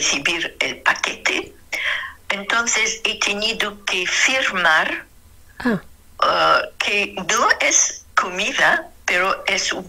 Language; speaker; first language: Spanish; non-native, fluent; Arabic